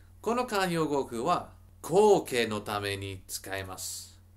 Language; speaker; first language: Japanese; non-native, learner; English